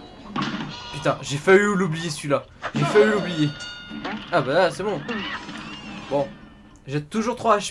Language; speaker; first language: French; native; French